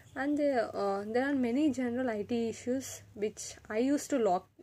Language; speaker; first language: English; non-native, local second language; Telugu